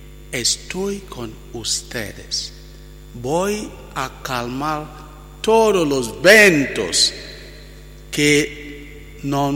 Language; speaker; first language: Spanish; non-native, fluent; Italian